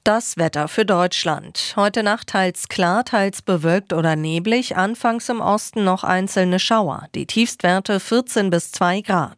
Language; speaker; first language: German; native; German